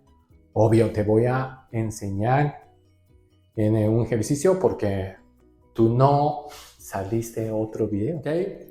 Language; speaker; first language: Spanish; non-native, learner; Japanese